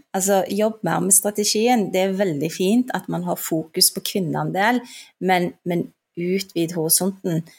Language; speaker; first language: Norwegian; early bilingual, other home language; Turkish